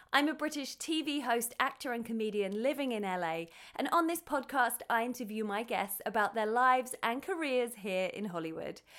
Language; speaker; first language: English; native; English